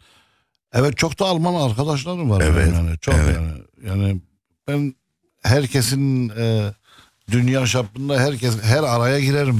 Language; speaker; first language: Turkish; early bilingual, other home language; Arabic